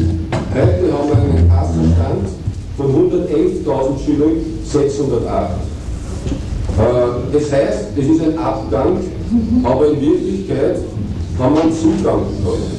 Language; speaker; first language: German; native; German